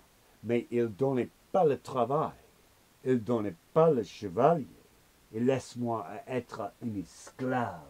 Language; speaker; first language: French; non-native, learner; English